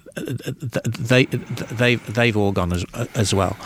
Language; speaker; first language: English; native; English